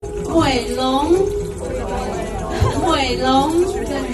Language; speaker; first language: Chinese; non-native, local second language; Iu Mien